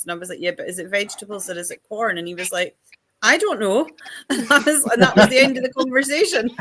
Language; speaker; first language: English; native; English